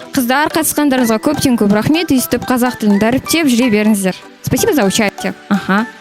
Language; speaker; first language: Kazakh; native; Kazakh